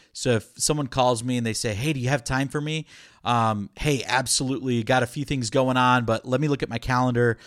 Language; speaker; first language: English; early bilingual, other home language; Spanish